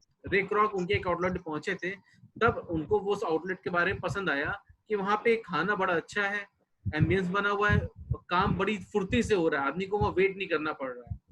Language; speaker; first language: Hindi; native; Hindi